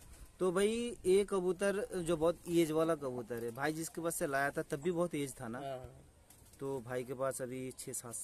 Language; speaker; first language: Hindi; non-native, local second language; Bangla